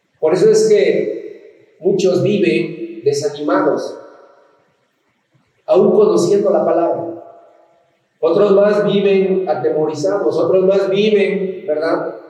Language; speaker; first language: Spanish; native; Spanish